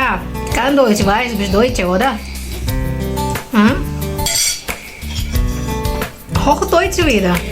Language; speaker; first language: German; non-native, learner; Indonesian